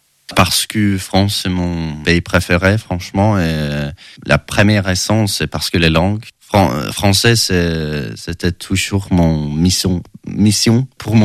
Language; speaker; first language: French; non-native, learner; Swedish